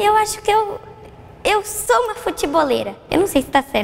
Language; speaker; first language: Portuguese; early bilingual, heritage; English